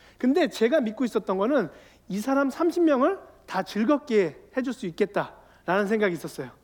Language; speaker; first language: Korean; native; Korean